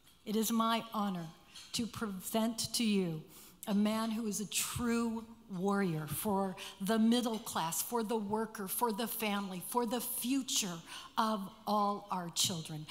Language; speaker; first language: English; native; English